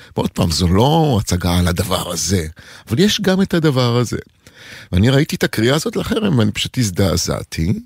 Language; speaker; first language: Hebrew; native; Hebrew